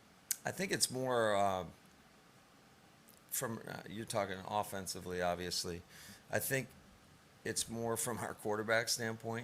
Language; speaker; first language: English; native; English